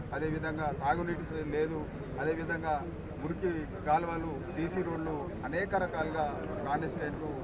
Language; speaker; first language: Telugu; non-native, local second language; Gondi